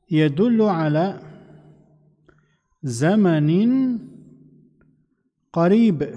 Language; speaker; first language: Arabic; non-native, fluent; Indonesian